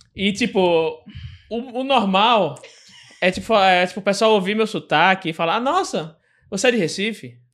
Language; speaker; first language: Portuguese; native; Portuguese